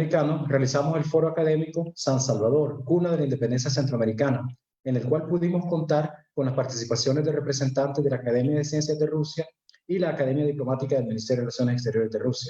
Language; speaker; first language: Spanish; native; Spanish